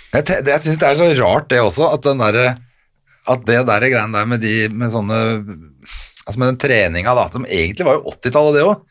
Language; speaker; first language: Norwegian; native; Norwegian